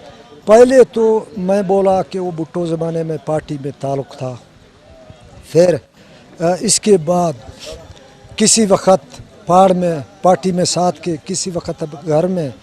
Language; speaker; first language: Hindi; non-native, local second language; Baluchi